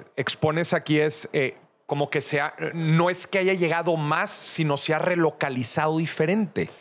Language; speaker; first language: Spanish; native; Spanish